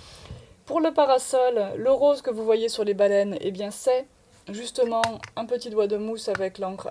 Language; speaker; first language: French; native; French